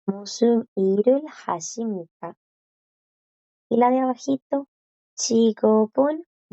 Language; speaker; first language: Korean; non-native, fluent; Spanish